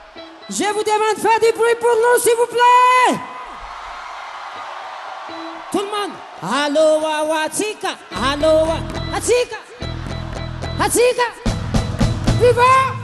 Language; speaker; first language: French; non-native, local second language; Malagasy